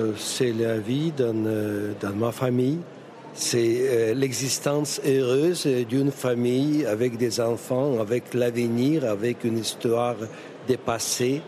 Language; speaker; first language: French; non-native, fluent; Russian